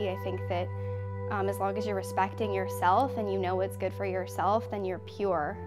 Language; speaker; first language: English; native; English